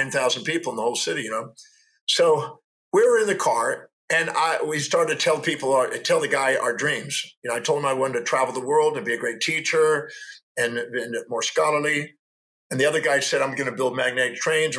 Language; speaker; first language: English; native; English